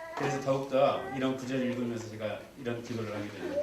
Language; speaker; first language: Korean; native; Korean